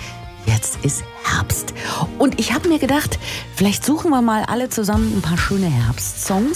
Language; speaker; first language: German; native; German